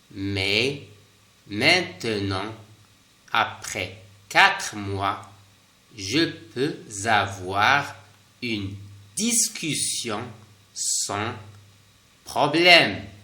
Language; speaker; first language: French; non-native, fluent; Spanish